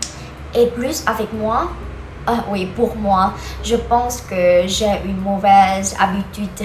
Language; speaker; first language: French; non-native, learner; Vietnamese